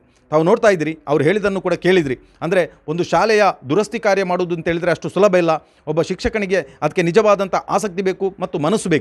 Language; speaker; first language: Kannada; native; Kannada